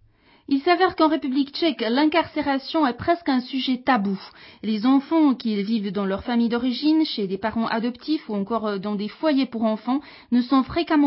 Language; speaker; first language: French; native; French